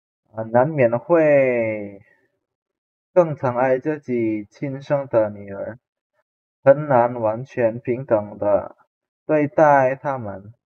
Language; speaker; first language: Chinese; non-native, fluent; Indonesian